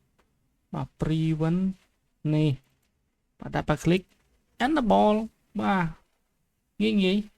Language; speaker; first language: Khmer; native; Khmer